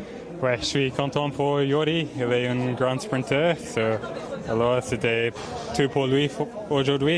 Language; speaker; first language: French; non-native, learner; English